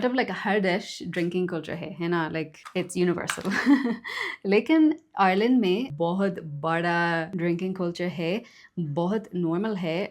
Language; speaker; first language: Hindi; non-native, learner; English